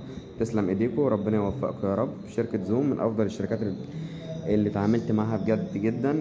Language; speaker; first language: Arabic; native; Arabic